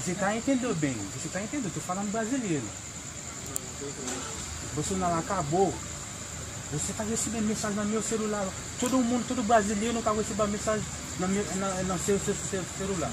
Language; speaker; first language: Portuguese; non-native, fluent; Haitian Creole